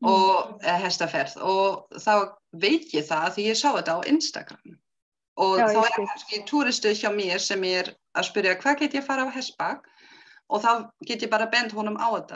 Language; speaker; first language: Icelandic; non-native, learner; German